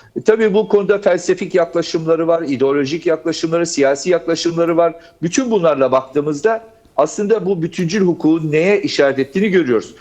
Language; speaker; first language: Turkish; native; Turkish